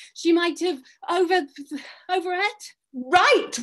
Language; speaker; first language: English; native; English